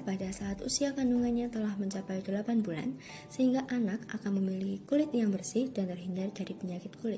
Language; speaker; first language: Indonesian; native; Indonesian